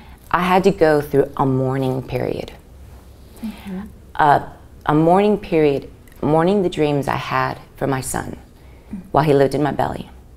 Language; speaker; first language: English; early bilingual, other home language; Spanish